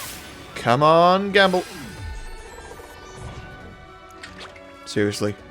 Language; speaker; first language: English; native; English